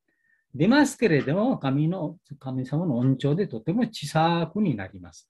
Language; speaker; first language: Japanese; non-native, learner; Bangla